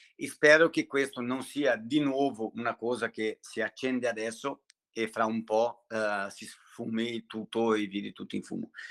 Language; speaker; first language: Italian; non-native, fluent; Portuguese